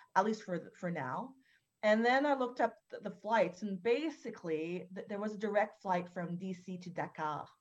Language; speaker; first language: English; native; English